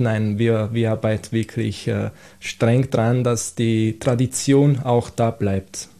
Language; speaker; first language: German; non-native, fluent; Italian